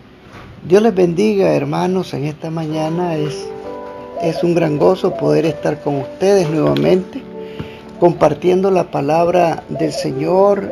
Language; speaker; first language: Spanish; native; Spanish